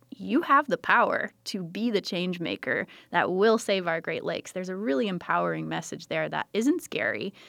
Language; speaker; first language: English; native; English